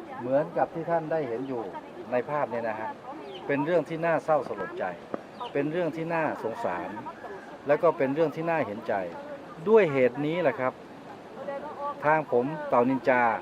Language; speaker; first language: Thai; native; Thai